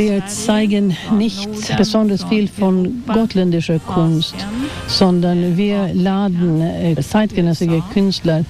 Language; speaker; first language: German; non-native, fluent; Swedish